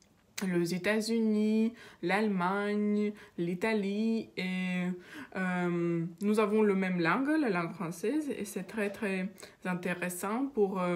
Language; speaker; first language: French; non-native, learner; Russian